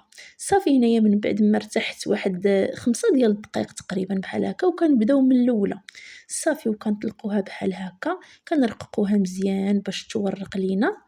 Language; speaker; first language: Arabic; native; Arabic